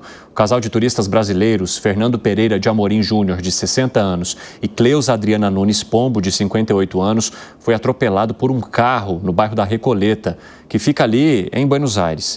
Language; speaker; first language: Portuguese; native; Portuguese